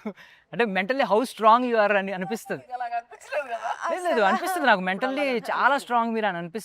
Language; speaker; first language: Telugu; native; Telugu